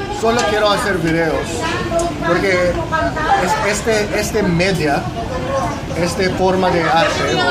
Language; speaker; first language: Spanish; non-native, fluent; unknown